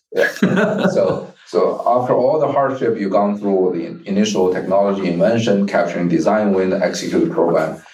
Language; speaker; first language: English; non-native, fluent; Chinese